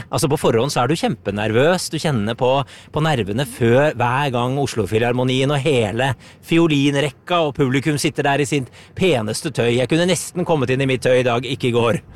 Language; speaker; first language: Norwegian; native; Norwegian